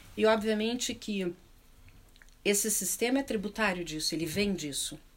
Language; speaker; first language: Portuguese; native; Portuguese